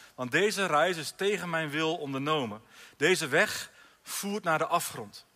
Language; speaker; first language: Dutch; native; Dutch